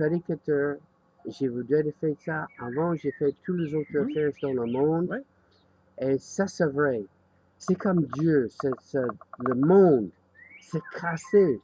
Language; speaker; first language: French; non-native, learner; English